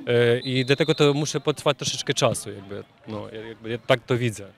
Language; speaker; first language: Polish; non-native, fluent; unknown